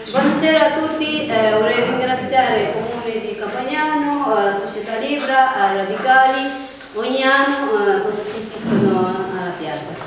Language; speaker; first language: Italian; non-native, learner; Tibetan